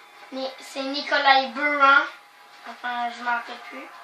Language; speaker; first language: French; native; French